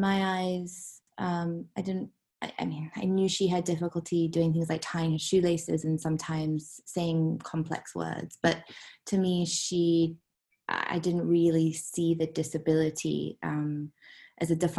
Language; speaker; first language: English; native; English